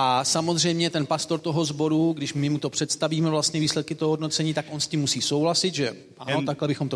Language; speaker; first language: Czech; native; Czech